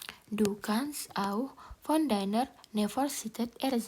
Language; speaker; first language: German; non-native, learner; Indonesian